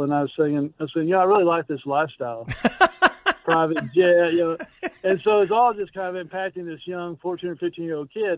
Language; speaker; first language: English; native; English